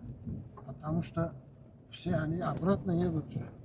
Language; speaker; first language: Russian; non-native, local second language; Uzbek